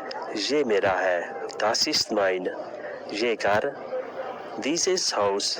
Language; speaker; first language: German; non-native, learner; Urdu